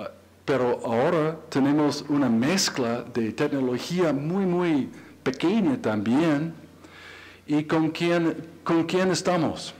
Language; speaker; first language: Spanish; non-native, learner; English